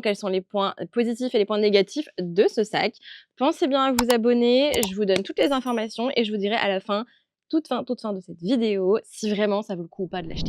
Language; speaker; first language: French; native; French